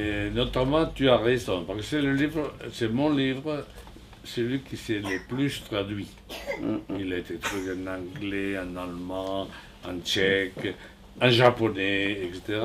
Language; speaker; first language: French; non-native, fluent; Spanish